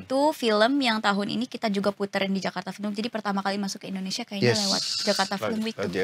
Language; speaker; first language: Indonesian; native; Indonesian